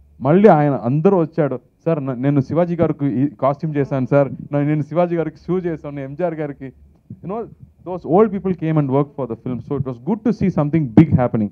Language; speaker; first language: Telugu; non-native, learner; Tamil